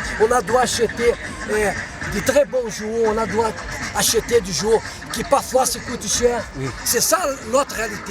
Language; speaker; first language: French; non-native, fluent; Portuguese